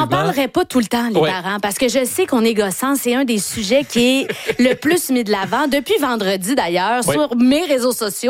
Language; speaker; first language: French; native; French